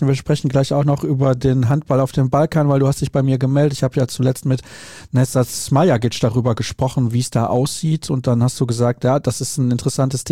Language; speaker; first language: German; native; German